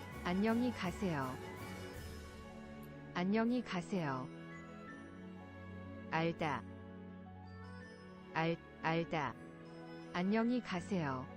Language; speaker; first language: Korean; non-native, learner; English